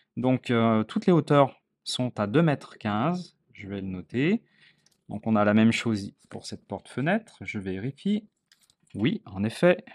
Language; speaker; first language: French; native; French